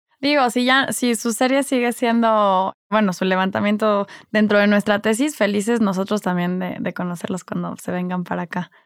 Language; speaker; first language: Spanish; native; Spanish